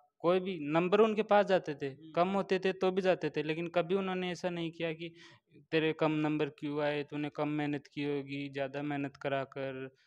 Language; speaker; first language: Hindi; native; Hindi